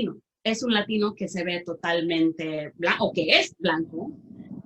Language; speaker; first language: Spanish; early bilingual, heritage; Spanish